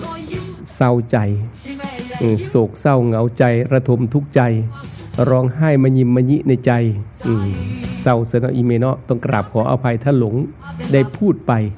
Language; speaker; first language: Thai; non-native, local second language; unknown